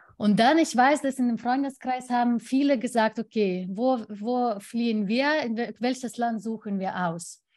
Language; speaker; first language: German; non-native, fluent; Lithuanian